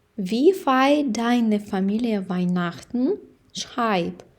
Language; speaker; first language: German; non-native, fluent; Ukrainian